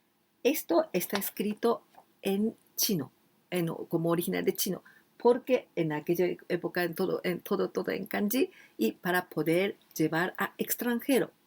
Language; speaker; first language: Spanish; non-native, fluent; Japanese